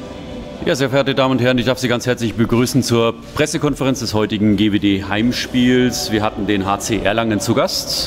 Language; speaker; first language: German; native; German